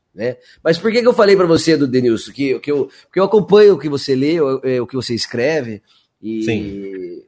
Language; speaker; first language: Portuguese; native; Portuguese